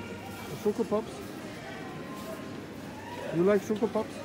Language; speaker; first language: English; non-native, learner; German